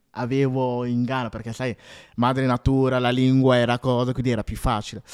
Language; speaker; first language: Italian; early bilingual, other home language; Akan